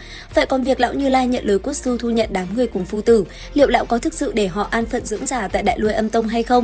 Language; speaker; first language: Vietnamese; native; Vietnamese